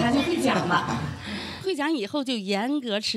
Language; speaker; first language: Chinese; native; Chinese